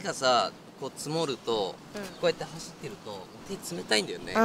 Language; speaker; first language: Japanese; native; Japanese